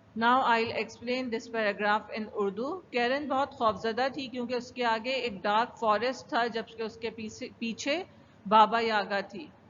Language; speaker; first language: Urdu; native; Urdu